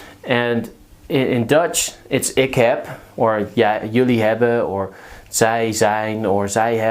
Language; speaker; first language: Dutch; non-native, fluent; English